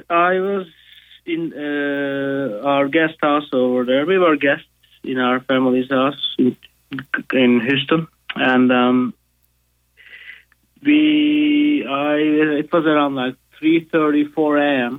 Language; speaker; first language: English; non-native, fluent; Turkish